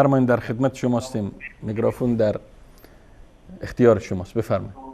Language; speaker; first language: Persian; native; Persian